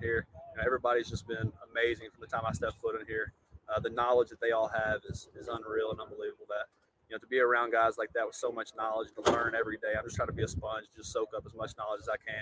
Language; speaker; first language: English; native; English